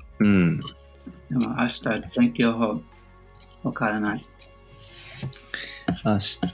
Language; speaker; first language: Japanese; non-native, learner; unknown